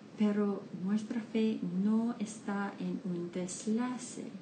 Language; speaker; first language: Spanish; non-native, learner; English